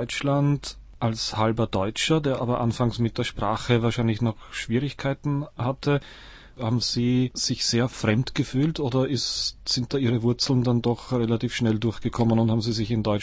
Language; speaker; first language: German; native; German